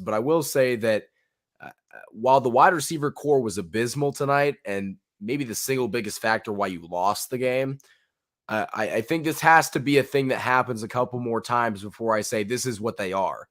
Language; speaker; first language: English; native; English